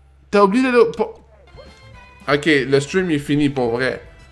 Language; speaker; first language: French; native; French